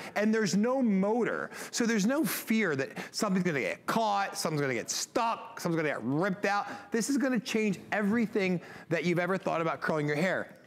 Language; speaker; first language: English; native; English